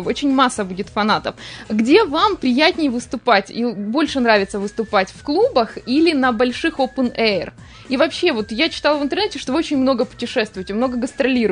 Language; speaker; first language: Russian; native; Russian